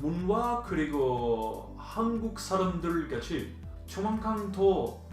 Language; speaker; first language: Korean; non-native, learner; Dutch